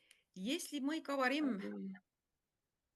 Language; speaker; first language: Russian; non-native, fluent; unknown